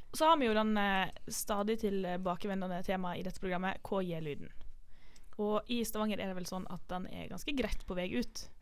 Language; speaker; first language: Norwegian; native; Norwegian